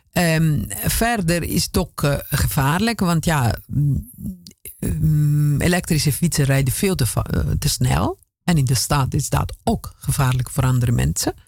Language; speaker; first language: Dutch; non-native, fluent; Italian